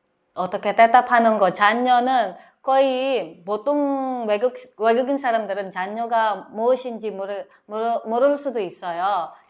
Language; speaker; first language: Korean; non-native, fluent; Filipino